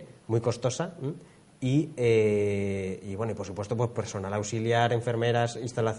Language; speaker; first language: Spanish; native; Spanish